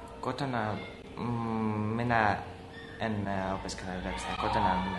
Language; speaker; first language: Finnish; non-native, learner; Russian